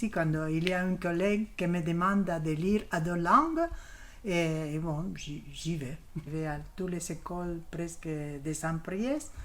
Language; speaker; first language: French; non-native, learner; Spanish